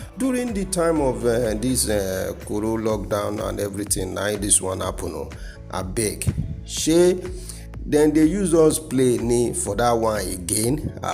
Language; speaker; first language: Nigerian Pidgin; non-native, local second language; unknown